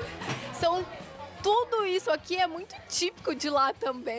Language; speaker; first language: Portuguese; native; Portuguese